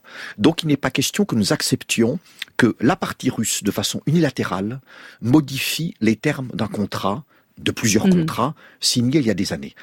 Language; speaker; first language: French; native; French